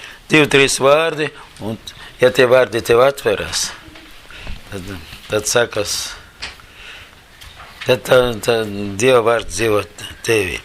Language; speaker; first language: Latvian; non-native, learner; Russian